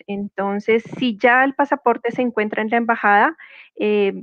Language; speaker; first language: Spanish; native; Spanish